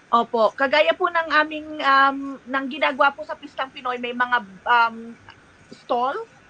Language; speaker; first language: Filipino; native; Filipino